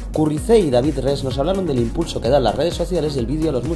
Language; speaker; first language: Spanish; native; Spanish